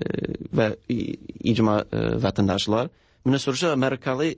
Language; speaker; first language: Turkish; non-native, learner; English